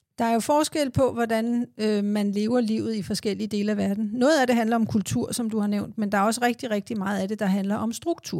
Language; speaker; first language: Danish; native; Danish